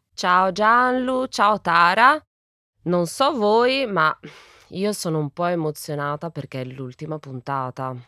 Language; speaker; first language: Italian; native; Italian